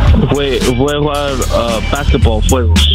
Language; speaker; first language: Spanish; non-native, learner; English